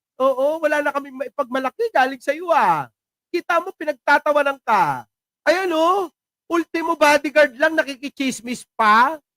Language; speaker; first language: Filipino; native; Filipino